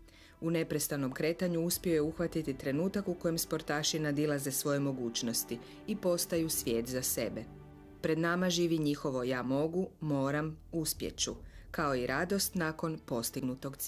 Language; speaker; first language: Croatian; native; Croatian